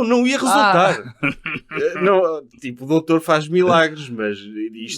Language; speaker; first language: Portuguese; native; Portuguese